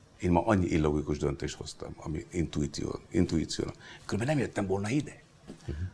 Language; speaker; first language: Hungarian; non-native, fluent; Hindi